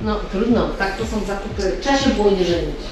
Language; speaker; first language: Polish; native; Polish